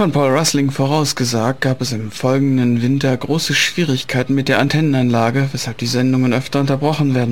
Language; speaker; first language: German; native; German